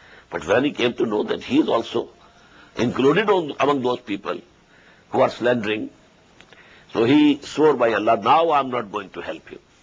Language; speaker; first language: English; non-native, local second language; Urdu